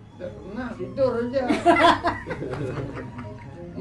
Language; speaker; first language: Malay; non-native, local second language; Balinese